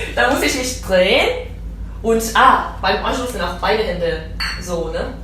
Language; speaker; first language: German; non-native, fluent; Korean